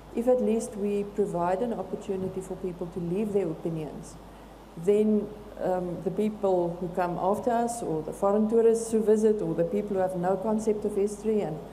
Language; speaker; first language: English; non-native, local second language; Afrikaans